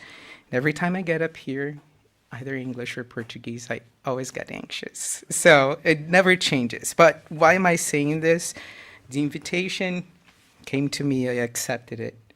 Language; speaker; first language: English; non-native, fluent; Portuguese